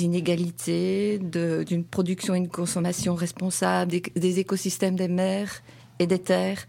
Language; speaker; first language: French; native; French